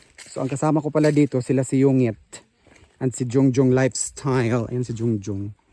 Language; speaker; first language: Filipino; native; Filipino